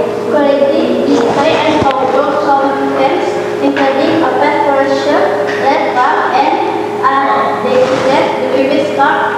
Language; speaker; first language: English; non-native, learner; Indonesian